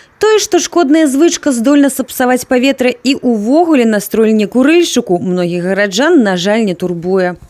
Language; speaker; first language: Belarusian; native; Belarusian